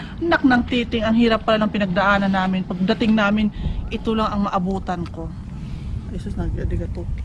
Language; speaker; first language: Filipino; native; Filipino